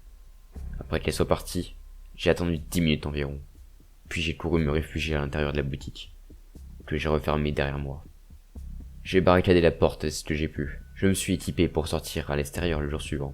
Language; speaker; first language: French; native; French